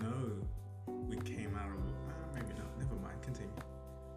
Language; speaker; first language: English; native; English